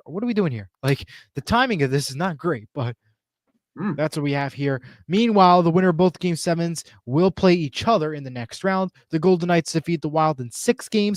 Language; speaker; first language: English; native; English